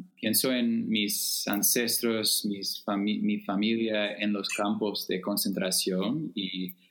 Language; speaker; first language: Spanish; non-native, fluent; English